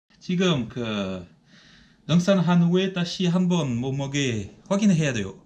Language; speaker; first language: Korean; non-native, learner; French